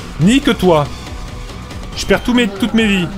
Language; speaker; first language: French; native; French